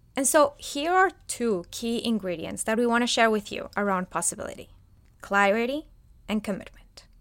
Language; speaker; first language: English; non-native, fluent; Spanish